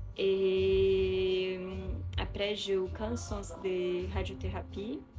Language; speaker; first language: French; non-native, fluent; Portuguese